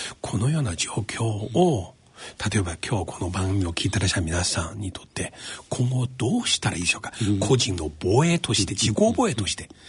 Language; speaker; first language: Japanese; non-native, fluent; Chinese